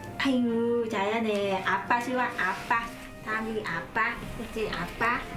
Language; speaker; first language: Korean; non-native, learner; Vietnamese